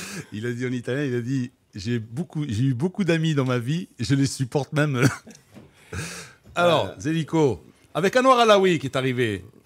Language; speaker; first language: French; non-native, local second language; Arabic